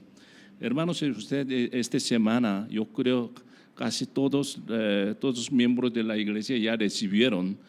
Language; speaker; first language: Spanish; non-native, learner; Korean